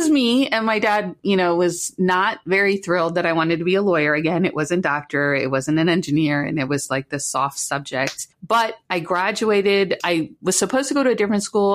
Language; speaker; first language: English; native; English